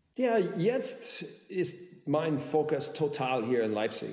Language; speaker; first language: German; non-native, learner; English